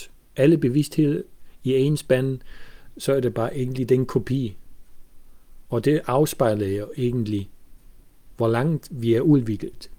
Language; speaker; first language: Danish; non-native, fluent; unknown